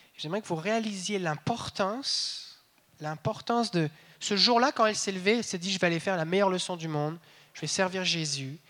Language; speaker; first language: French; native; French